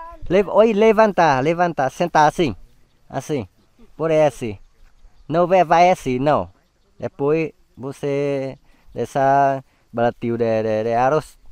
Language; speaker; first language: Portuguese; non-native, learner; Vietnamese